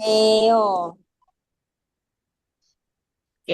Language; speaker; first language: Korean; non-native, learner; Indonesian